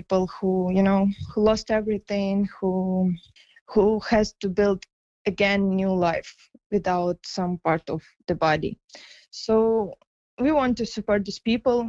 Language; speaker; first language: English; non-native, fluent; Ukrainian